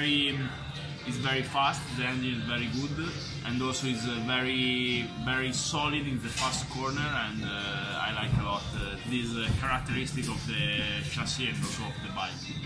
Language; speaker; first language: English; non-native, fluent; Italian